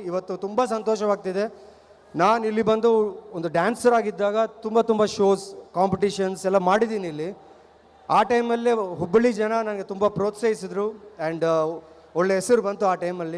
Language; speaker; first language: Kannada; non-native, local second language; Telugu